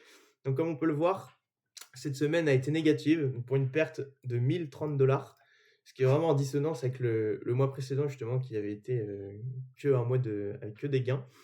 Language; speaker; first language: French; native; French